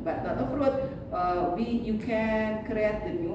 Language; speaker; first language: English; non-native, learner; Indonesian